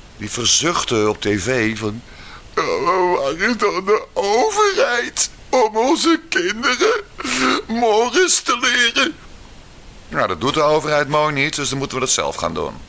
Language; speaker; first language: Dutch; native; Dutch